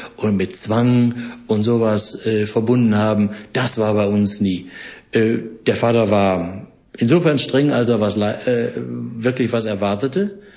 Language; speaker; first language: German; native; German